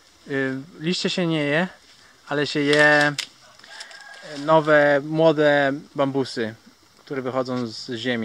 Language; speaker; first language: Polish; early bilingual, heritage; Polish